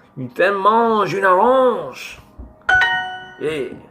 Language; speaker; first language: French; non-native, learner; English